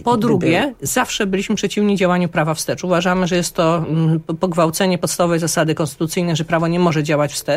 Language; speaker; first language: Polish; native; Polish